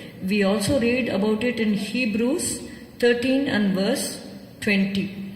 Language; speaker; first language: English; non-native, local second language; Tamil